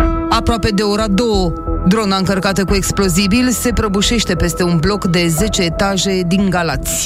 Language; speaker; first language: Romanian; native; Romanian